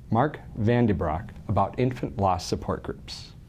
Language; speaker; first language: English; native; English